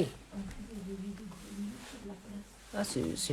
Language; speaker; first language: French; non-native, learner; Japanese